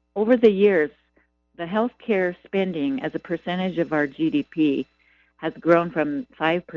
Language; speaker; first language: English; native; English